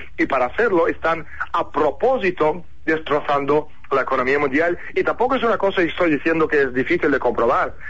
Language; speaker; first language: Spanish; non-native, fluent; Russian